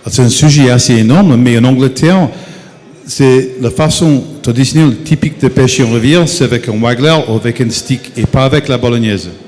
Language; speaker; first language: French; non-native, fluent; English